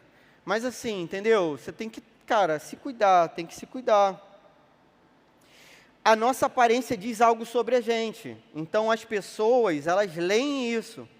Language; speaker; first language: Portuguese; native; Portuguese